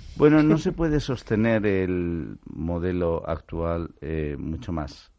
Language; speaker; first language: Spanish; native; Spanish